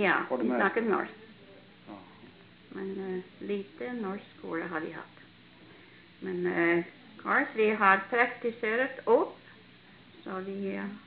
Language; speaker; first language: Norwegian; early bilingual, heritage; Norwegian